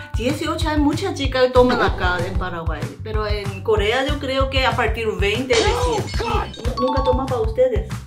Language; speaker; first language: Spanish; non-native, learner; Korean